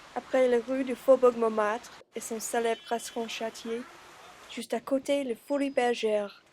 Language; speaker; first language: French; non-native, learner; English